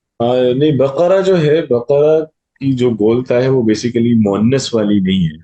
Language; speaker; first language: Urdu; non-native, local second language; Punjabi